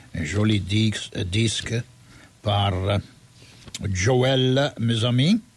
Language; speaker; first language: French; early bilingual, heritage; French